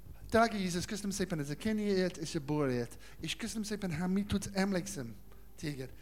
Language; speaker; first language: Hungarian; non-native, learner; English